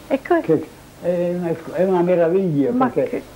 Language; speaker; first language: Italian; native; Italian